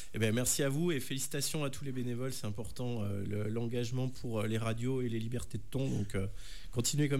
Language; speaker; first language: French; native; French